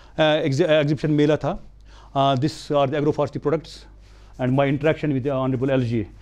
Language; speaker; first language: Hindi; non-native, local second language; Kashmiri